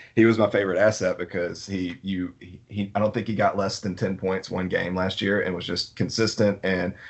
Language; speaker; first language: English; native; English